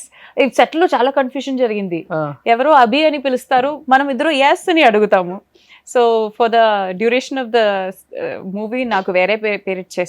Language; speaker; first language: Telugu; non-native, fluent; Malayalam